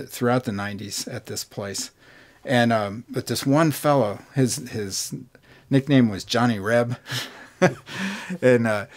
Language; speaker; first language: English; native; English